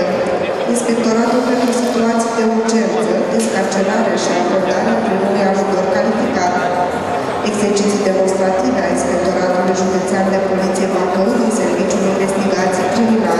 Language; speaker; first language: Romanian; native; Romanian